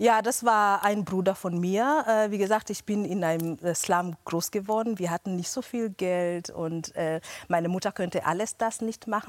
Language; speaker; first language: German; non-native, fluent; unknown